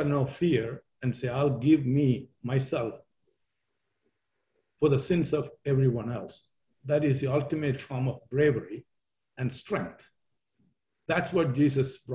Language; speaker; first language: English; non-native, local second language; Malayalam